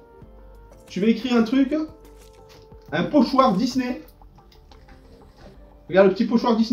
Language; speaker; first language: French; native; French